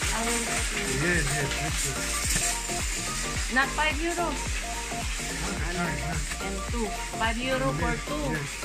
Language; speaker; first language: English; non-native, local second language; Filipino